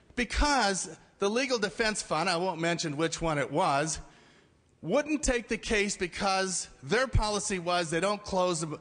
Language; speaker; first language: English; native; English